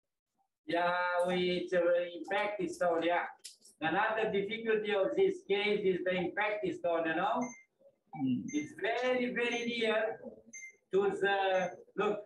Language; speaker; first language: English; non-native, fluent; Romanian